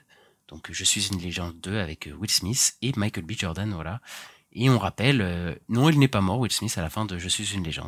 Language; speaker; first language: French; native; French